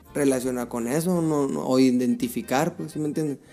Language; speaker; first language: Spanish; early bilingual, heritage; Spanish